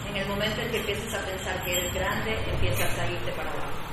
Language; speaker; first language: Spanish; native; Spanish